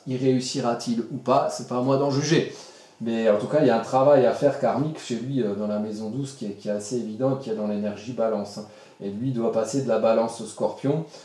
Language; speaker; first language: French; native; French